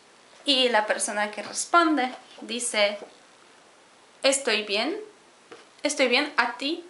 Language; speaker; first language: Spanish; non-native, fluent; Polish